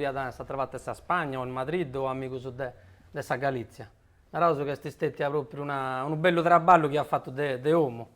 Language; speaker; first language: Italian; native; Italian